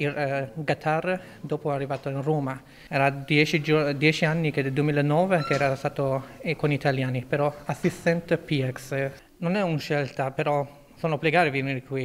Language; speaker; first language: Italian; non-native, learner; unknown